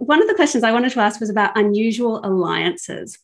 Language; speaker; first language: English; native; English